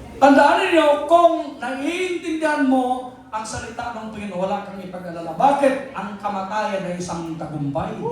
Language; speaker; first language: Filipino; non-native, local second language; Cebuano